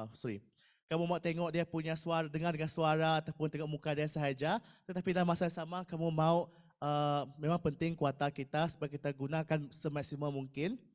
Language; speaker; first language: Malay; non-native, local second language; Iban